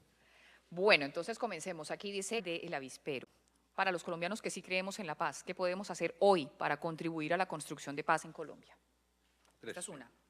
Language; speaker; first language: Spanish; native; Spanish